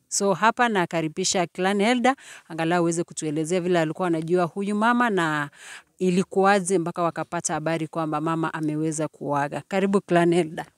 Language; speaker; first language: Swahili; non-native, local second language; Gusii